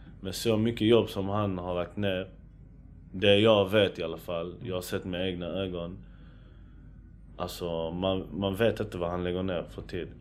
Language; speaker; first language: Swedish; early bilingual, other home language; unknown